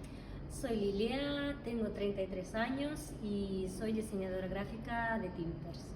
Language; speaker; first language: Spanish; non-native, fluent; Russian